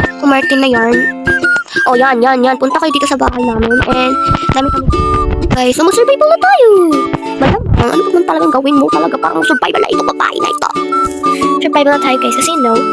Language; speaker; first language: Filipino; non-native, local second language; Cebuano